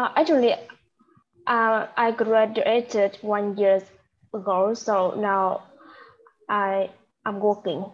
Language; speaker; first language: English; non-native, learner; Vietnamese